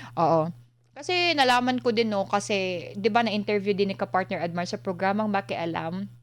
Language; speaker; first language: Filipino; non-native, local second language; Cebuano